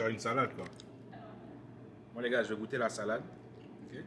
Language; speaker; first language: French; native; French